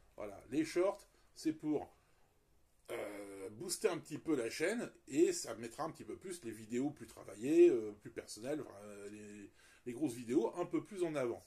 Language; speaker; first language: French; native; French